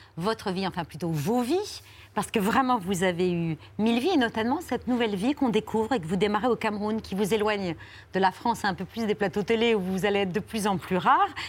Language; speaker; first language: French; native; French